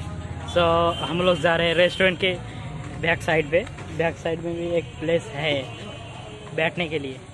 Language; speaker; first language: Hindi; non-native, local second language; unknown